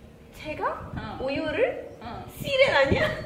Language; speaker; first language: Korean; non-native, learner; Malay